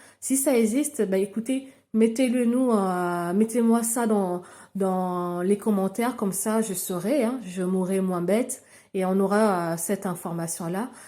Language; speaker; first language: French; non-native, local second language; Lingala